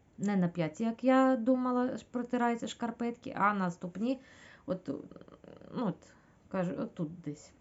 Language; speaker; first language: Ukrainian; non-native, local second language; Russian